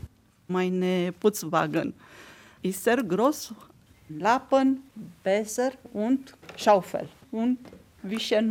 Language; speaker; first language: German; non-native, learner; Romanian